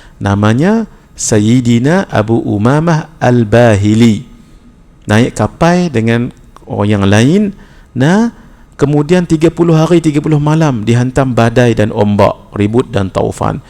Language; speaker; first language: Malay; native; Malay